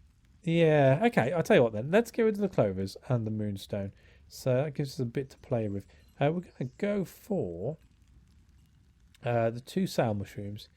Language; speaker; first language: English; native; English